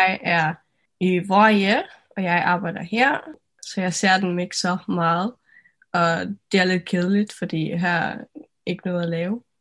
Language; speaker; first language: Danish; non-native, local second language; Faroese